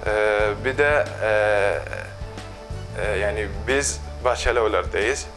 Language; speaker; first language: Turkish; non-native, local second language; Arabic